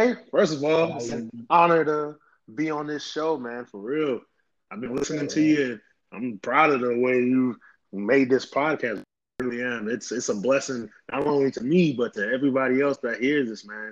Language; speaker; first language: English; native; English